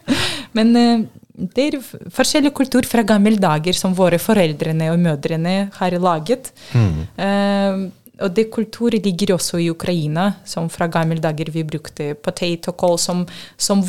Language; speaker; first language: Norwegian; non-native, learner; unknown